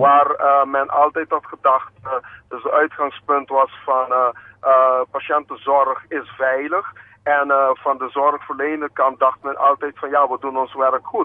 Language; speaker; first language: Dutch; non-native, local second language; Papiamento